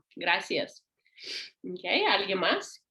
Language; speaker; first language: Spanish; non-native, learner; English